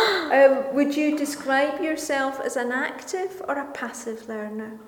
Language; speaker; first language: English; non-native, fluent; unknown